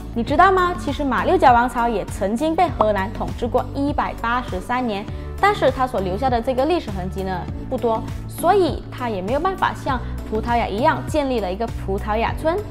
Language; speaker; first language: Chinese; native; Chinese